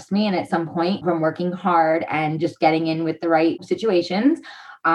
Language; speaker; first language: English; native; English